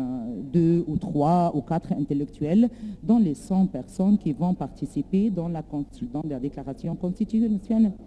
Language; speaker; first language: French; non-native, learner; Arabic